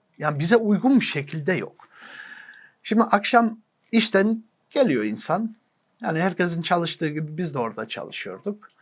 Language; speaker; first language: Turkish; early bilingual, heritage; Turkish